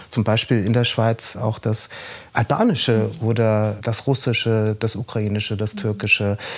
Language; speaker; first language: German; native; German